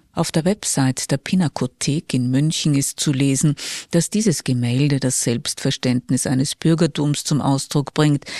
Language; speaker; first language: German; native; German